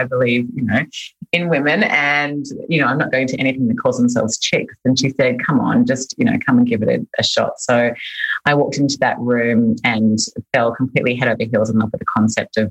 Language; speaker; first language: English; native; English